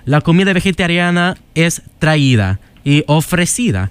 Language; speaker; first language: Spanish; non-native, learner; English